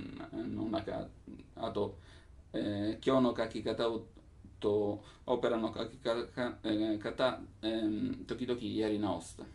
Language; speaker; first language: Japanese; non-native, learner; Italian